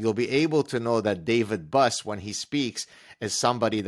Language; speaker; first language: English; non-native, fluent; Arabic